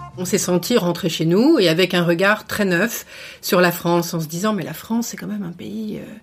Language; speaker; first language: French; native; French